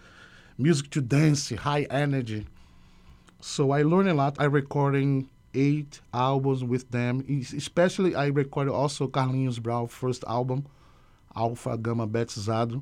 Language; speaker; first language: English; non-native, learner; Portuguese